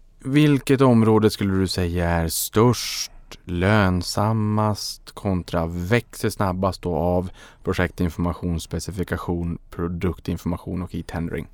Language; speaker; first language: Swedish; native; Swedish